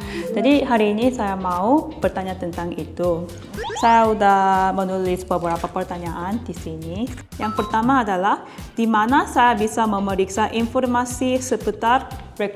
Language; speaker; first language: Indonesian; non-native, fluent; Korean